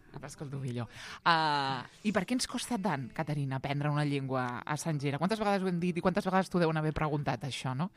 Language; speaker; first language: Catalan; native; Catalan